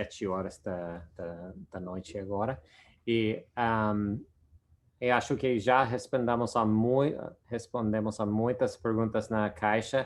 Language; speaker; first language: Portuguese; non-native, fluent; English